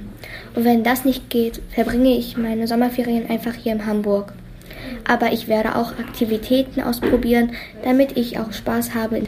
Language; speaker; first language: German; early bilingual, other home language; Arabic